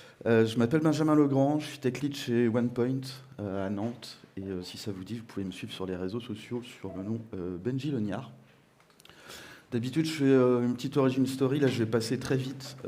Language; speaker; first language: French; native; French